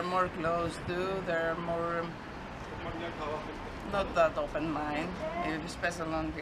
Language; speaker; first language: English; non-native, fluent; Greek